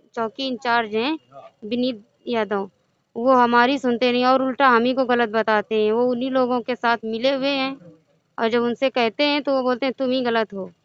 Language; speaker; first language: Hindi; native; Hindi